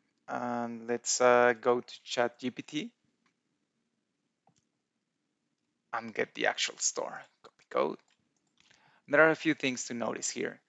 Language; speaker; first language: English; non-native, fluent; Spanish